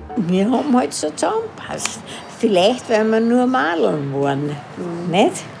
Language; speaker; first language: German; native; German